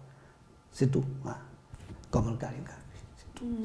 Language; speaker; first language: French; non-native, learner; Chinese